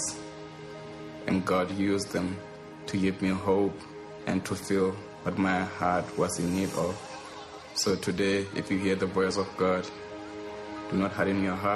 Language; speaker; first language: English; non-native, local second language; Southern Sotho